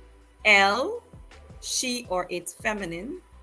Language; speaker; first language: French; non-native, fluent; English